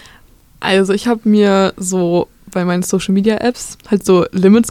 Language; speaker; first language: German; native; German